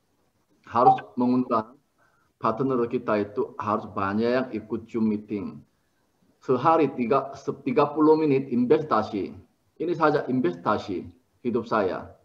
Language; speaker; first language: Indonesian; non-native, learner; Korean